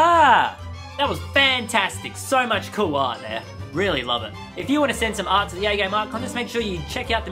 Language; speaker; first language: English; native; English